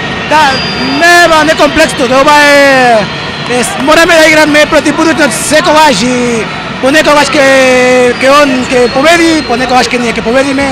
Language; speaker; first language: Macedonian; non-native, learner; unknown